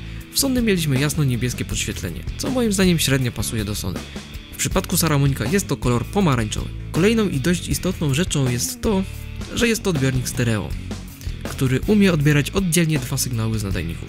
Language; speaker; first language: Polish; native; Polish